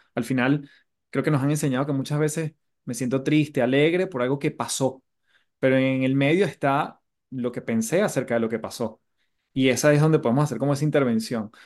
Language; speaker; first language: Spanish; native; Spanish